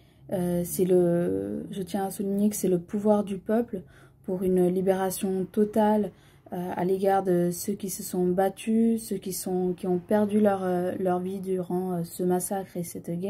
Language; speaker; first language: French; early bilingual, other home language; Tamil